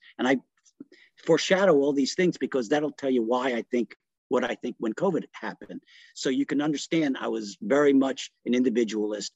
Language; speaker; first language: English; early bilingual, other home language; Italian